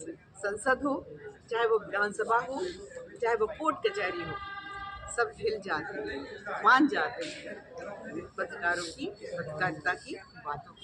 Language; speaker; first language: Hindi; native; Hindi